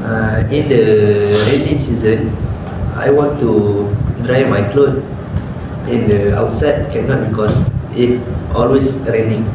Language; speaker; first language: English; non-native, learner; Malay